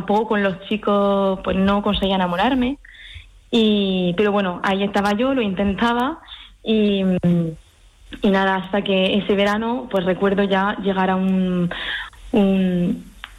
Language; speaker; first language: Spanish; early bilingual, heritage; French